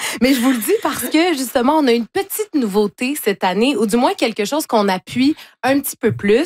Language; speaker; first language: French; native; French